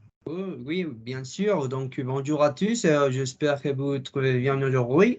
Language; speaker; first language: French; non-native, learner; Spanish